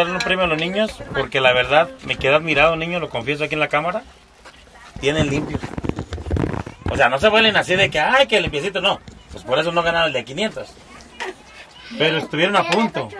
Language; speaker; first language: Spanish; native; Spanish